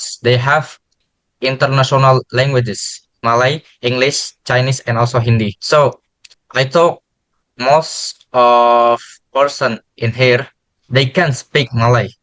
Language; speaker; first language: English; non-native, learner; Indonesian